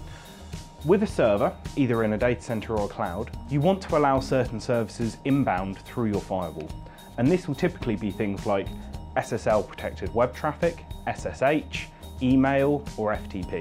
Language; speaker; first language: English; native; English